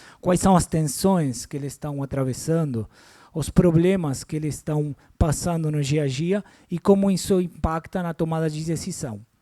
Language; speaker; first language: Portuguese; non-native, fluent; Spanish